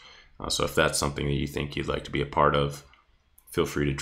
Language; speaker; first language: English; native; English